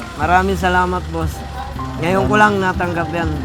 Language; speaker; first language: Filipino; native; Filipino